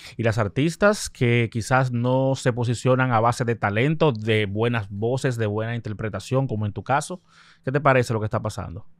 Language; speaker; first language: Spanish; native; Spanish